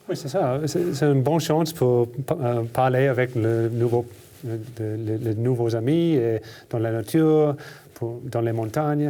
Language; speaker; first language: French; non-native, learner; English